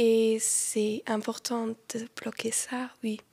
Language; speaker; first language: French; non-native, local second language; Luxembourgish